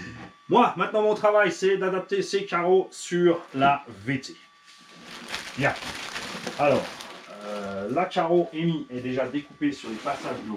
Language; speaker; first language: French; native; French